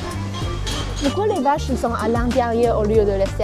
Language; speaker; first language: French; non-native, fluent; Chinese